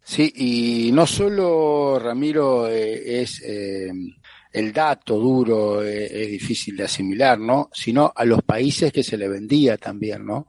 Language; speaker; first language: Spanish; native; Spanish